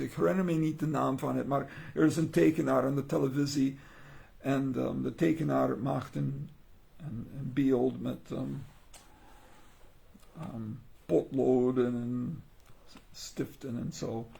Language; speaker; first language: Dutch; non-native, learner; English